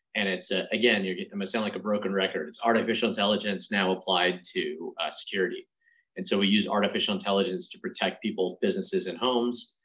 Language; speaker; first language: English; native; English